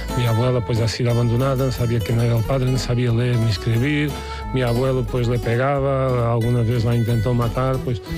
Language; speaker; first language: Spanish; non-native, fluent; Portuguese